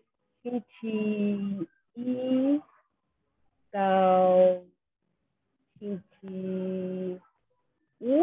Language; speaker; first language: Chinese; non-native, learner; English